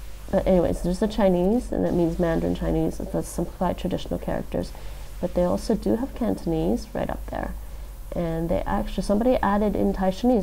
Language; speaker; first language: English; native; English